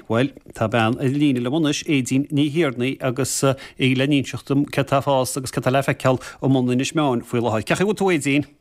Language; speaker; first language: Irish; native; Irish